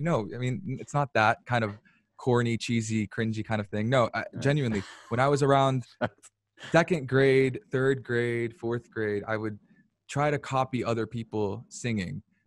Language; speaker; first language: English; early bilingual, other home language; Arabic